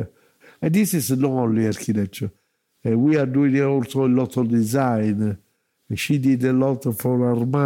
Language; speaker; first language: English; non-native, learner; Italian